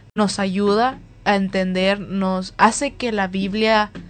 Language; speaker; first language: Spanish; early bilingual, heritage; Spanish